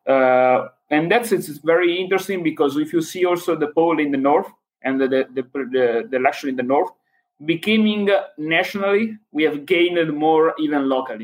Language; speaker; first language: English; non-native, fluent; Italian